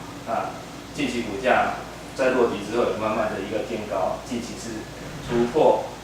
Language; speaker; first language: Chinese; native; Chinese